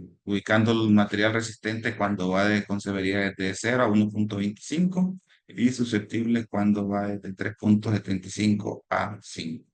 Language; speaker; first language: Spanish; native; Spanish